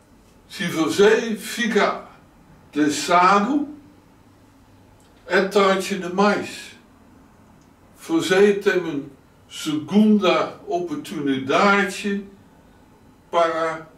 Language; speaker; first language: Portuguese; non-native, learner; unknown